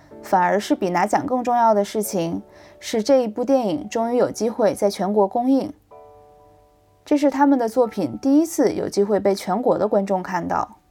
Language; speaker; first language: Chinese; native; Chinese